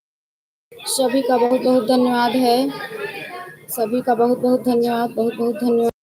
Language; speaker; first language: Hindi; non-native, local second language; Awadhi